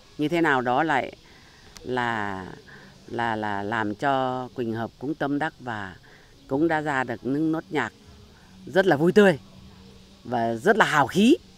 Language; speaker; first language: Vietnamese; non-native, local second language; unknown